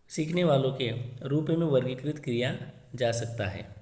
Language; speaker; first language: Hindi; non-native, local second language; Marathi